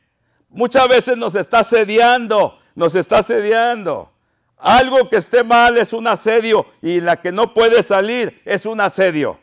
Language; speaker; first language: Spanish; native; Spanish